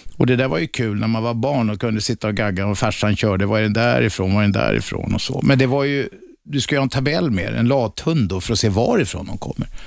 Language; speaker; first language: Swedish; native; Swedish